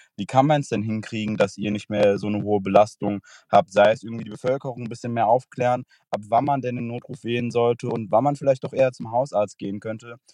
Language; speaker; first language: German; native; German